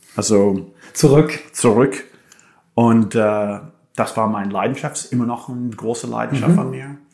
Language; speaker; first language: German; non-native, fluent; English